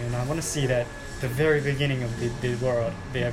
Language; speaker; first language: English; non-native, learner; Japanese